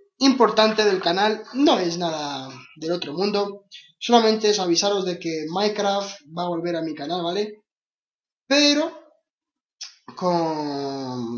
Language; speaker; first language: Spanish; native; Spanish